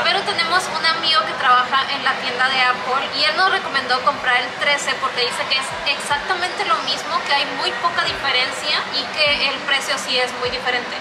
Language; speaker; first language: Spanish; native; Spanish